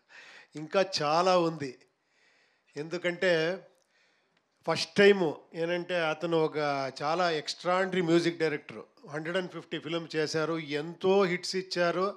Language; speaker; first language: Telugu; non-native, fluent; Kannada